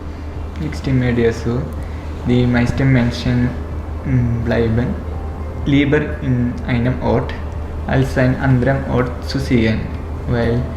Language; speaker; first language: German; non-native, learner; Malayalam